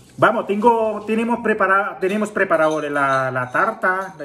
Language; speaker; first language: Spanish; non-native, learner; Filipino